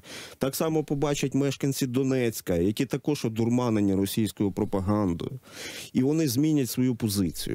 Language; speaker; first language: Ukrainian; native; Ukrainian